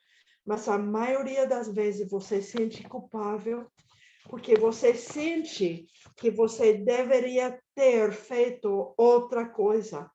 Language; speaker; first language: Portuguese; non-native, fluent; Spanish